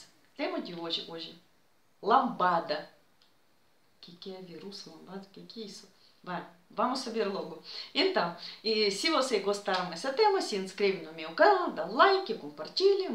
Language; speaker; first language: Portuguese; non-native, fluent; Russian